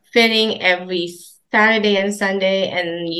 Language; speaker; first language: English; non-native, local second language; Filipino